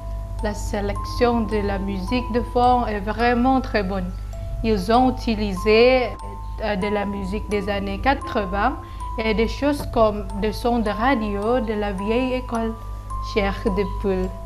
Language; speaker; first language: French; non-native, learner; Indonesian